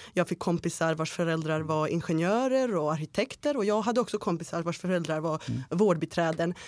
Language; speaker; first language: Swedish; early bilingual, other home language; Bosnian